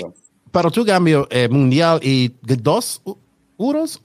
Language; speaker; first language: Spanish; non-native, learner; English